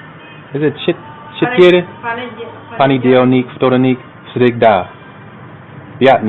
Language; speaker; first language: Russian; non-native, learner; English